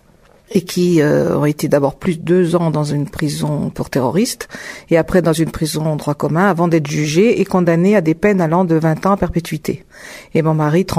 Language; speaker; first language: French; native; French